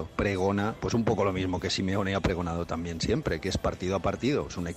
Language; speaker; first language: Spanish; native; Spanish